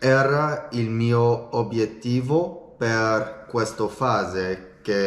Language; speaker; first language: Italian; non-native, learner; English